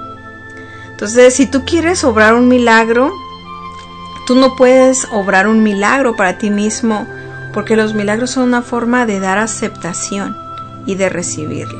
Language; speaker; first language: Spanish; native; Spanish